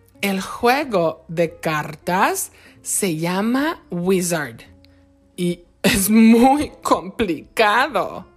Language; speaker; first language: Spanish; non-native, fluent; English